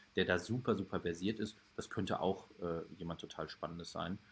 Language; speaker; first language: German; native; German